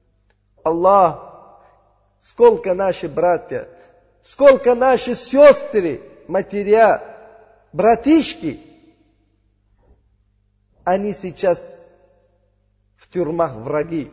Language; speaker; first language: Russian; non-native, learner; Uzbek